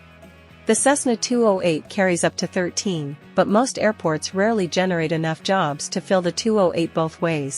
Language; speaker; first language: English; native; English